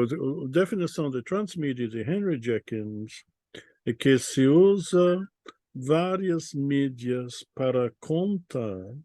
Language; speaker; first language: Portuguese; non-native, fluent; English